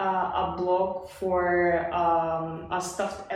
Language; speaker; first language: English; non-native, fluent; Bulgarian